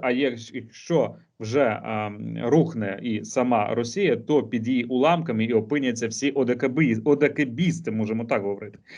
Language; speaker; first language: Ukrainian; native; Ukrainian